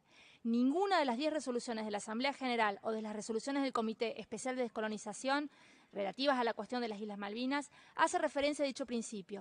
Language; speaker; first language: Spanish; native; Spanish